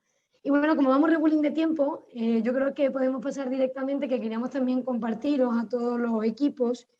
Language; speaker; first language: Spanish; native; Spanish